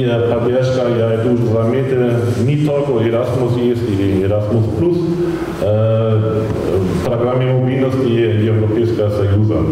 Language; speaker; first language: Russian; non-native, fluent; German